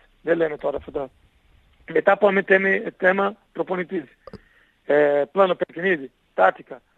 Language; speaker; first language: Greek; non-native, learner; Portuguese